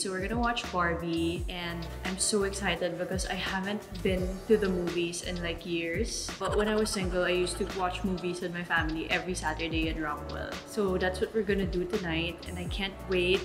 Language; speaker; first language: English; non-native, local second language; Filipino